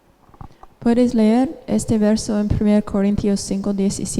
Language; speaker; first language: Spanish; non-native, fluent; English